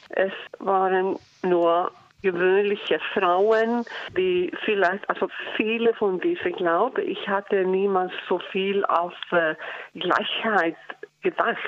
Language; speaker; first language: German; non-native, learner; Icelandic